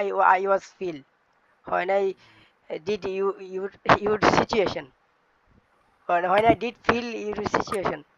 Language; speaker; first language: English; non-native, learner; Bangla